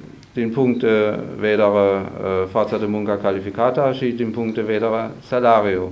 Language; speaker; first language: Romanian; non-native, learner; German